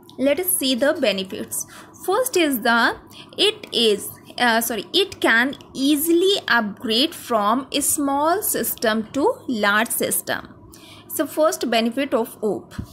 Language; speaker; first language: English; non-native, local second language; Hindi